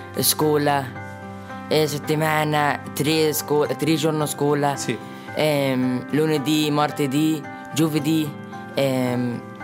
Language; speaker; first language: Italian; non-native, learner; Arabic